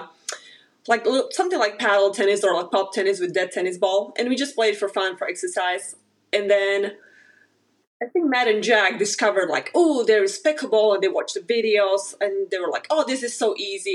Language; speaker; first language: English; non-native, fluent; Slovak